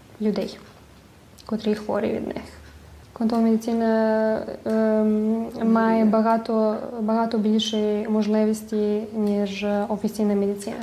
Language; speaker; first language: Ukrainian; early bilingual, heritage; Ukrainian